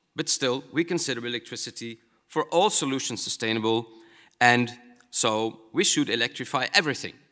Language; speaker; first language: English; non-native, fluent; Dutch